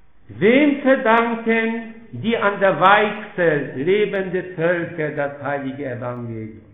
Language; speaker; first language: German; non-native, fluent; Polish